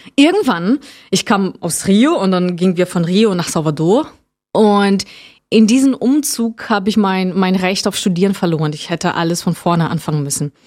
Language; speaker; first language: German; non-native, fluent; Portuguese